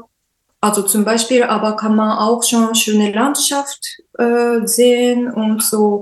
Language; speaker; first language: German; non-native, learner; Japanese